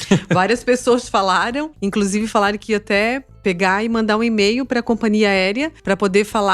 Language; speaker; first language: Portuguese; native; Portuguese